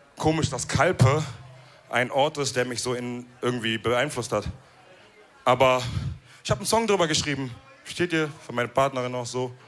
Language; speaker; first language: German; early bilingual, other home language; Wolof